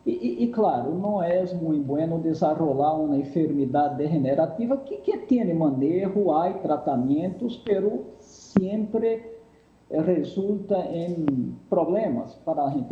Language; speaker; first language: Spanish; non-native, fluent; Portuguese